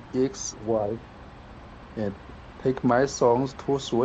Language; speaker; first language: English; non-native, learner; Chinese